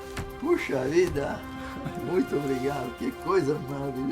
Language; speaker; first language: Portuguese; non-native, fluent; French